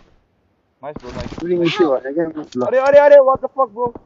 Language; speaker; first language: English; non-native, learner; Nepali